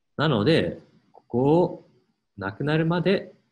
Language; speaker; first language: Japanese; non-native, fluent; English